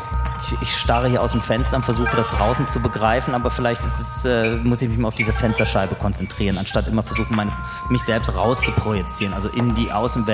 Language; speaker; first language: German; native; German